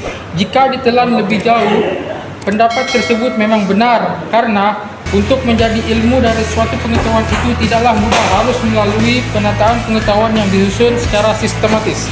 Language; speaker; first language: Indonesian; non-native, local second language; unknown